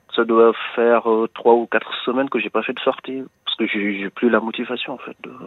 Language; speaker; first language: French; non-native, local second language; Wolof